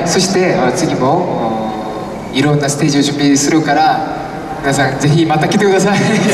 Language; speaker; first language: Japanese; non-native, learner; Korean